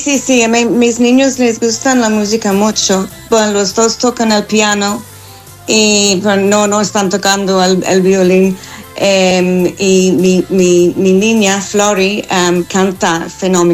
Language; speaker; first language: Spanish; non-native, fluent; English